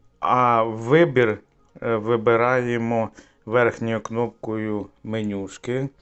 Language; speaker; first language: Ukrainian; native; Ukrainian